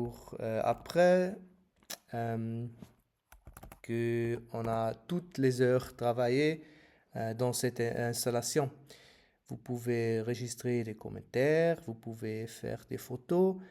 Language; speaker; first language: French; non-native, fluent; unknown